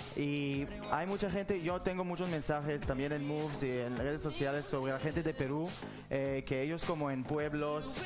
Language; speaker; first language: Spanish; non-native, learner; Hebrew